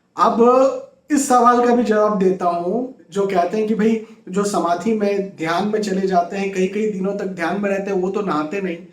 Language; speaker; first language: Hindi; native; Hindi